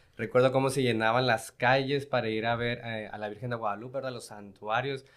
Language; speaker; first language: Spanish; native; Spanish